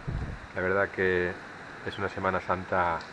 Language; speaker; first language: Spanish; native; Spanish